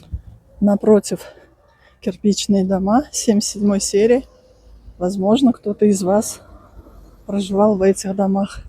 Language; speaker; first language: Russian; native; Russian